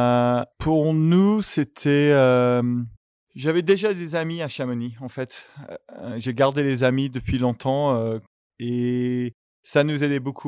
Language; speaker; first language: French; non-native, fluent; English